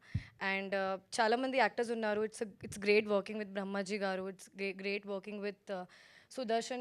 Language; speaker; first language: Telugu; non-native, fluent; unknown